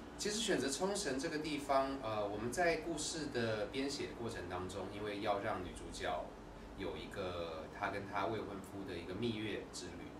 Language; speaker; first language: Chinese; native; Chinese